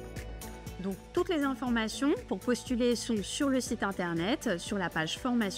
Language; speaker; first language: French; native; French